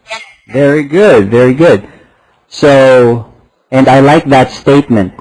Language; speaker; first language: English; non-native, fluent; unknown